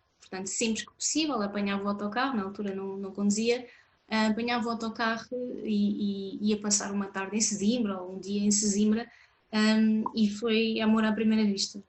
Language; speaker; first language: Portuguese; non-native, fluent; French